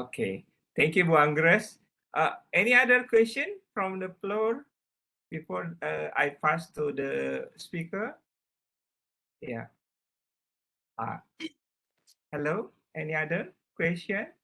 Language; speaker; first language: English; non-native, learner; Indonesian